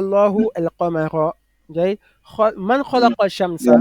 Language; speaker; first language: Arabic; non-native, fluent; French